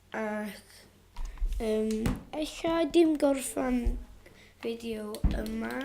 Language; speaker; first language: Welsh; non-native, local second language; English